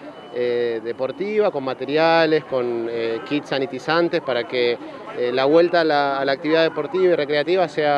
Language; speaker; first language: Spanish; native; Spanish